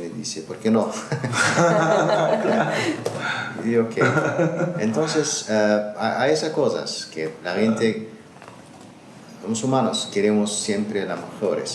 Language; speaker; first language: Spanish; non-native, learner; Azerbaijani